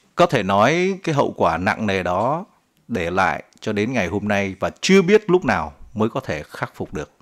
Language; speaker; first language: Vietnamese; native; Vietnamese